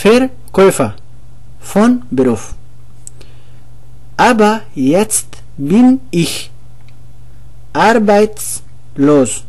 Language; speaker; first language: German; non-native, learner; Pashto